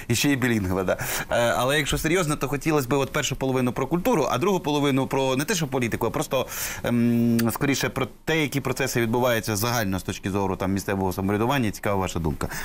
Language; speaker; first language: Ukrainian; non-native, local second language; Russian